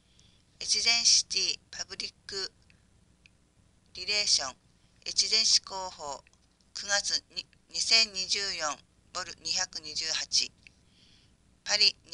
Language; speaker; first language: Japanese; native; Japanese